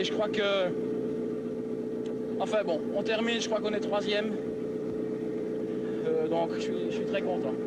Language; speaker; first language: French; native; French